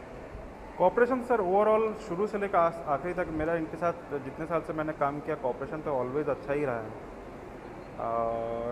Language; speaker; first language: Hindi; native; Hindi